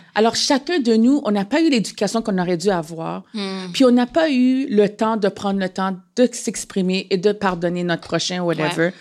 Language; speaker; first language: French; native; French